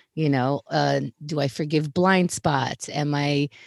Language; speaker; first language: English; native; English